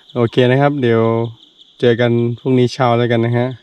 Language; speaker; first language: Thai; non-native, local second language; S'gaw Karen